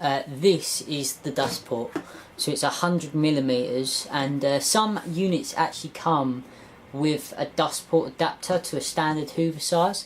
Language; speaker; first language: English; native; English